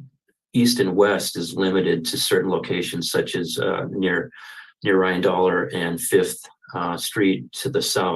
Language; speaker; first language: English; native; English